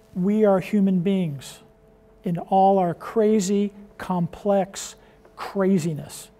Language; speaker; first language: English; native; English